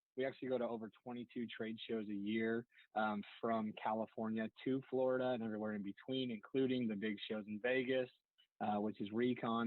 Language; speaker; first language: English; native; English